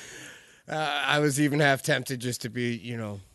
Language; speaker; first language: English; native; English